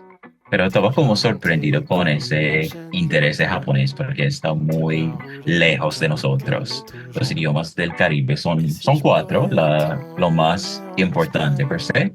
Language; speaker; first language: Spanish; non-native, fluent; English